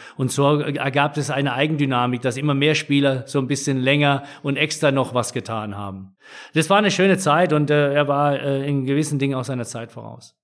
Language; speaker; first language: German; native; German